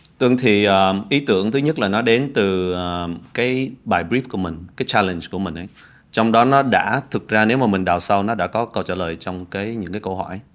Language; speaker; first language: Vietnamese; early bilingual, heritage; Vietnamese